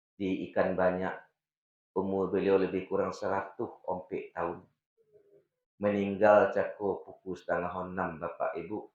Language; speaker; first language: Malay; non-native, local second language; Minangkabau